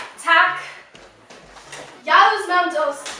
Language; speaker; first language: Czech; non-native, learner; English